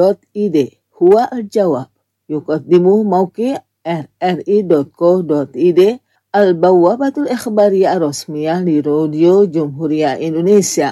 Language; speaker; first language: Arabic; non-native, fluent; Indonesian